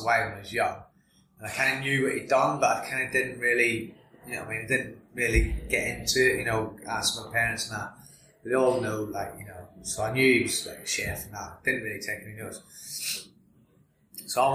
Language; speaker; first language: English; native; English